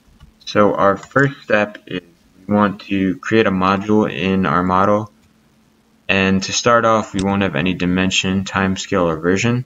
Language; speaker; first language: English; native; English